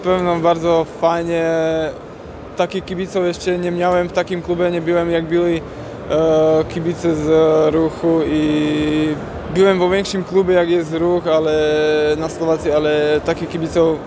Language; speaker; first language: Polish; non-native, learner; Slovak